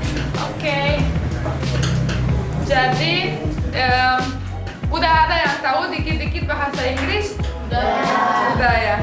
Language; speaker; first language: Indonesian; non-native, fluent; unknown